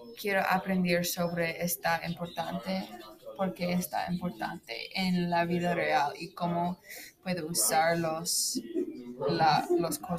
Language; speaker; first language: Spanish; non-native, learner; English